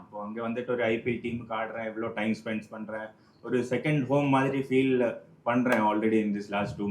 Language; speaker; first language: Tamil; non-native, local second language; Malayalam